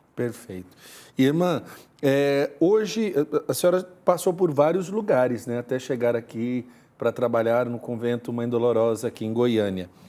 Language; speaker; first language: Portuguese; native; Portuguese